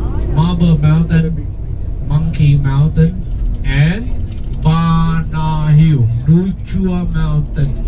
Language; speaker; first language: English; non-native, local second language; Vietnamese